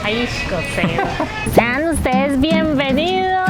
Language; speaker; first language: Spanish; native; Spanish